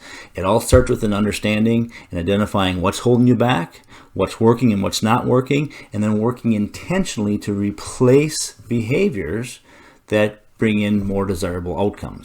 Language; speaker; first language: English; native; English